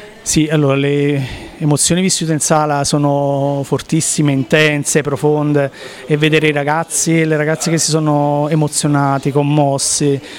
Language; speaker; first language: Italian; non-native, fluent; Spanish